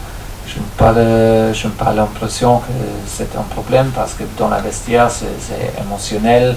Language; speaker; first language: French; non-native, fluent; German